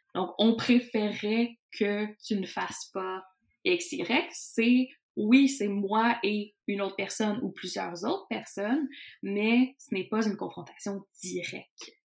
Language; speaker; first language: French; native; French